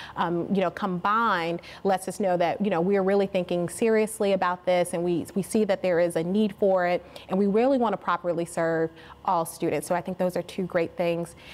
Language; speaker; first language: English; native; English